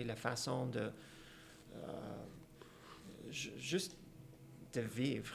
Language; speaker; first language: French; non-native, fluent; Persian